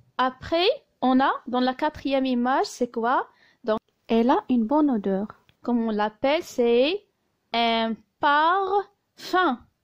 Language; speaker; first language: French; non-native, local second language; Arabic